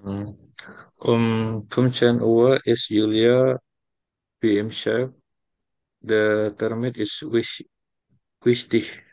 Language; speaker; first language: German; non-native, learner; Indonesian